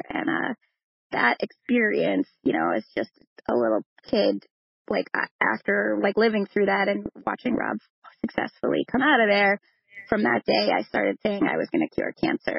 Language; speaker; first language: English; native; English